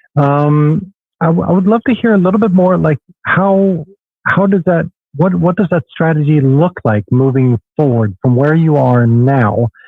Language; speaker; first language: English; non-native, fluent; Swedish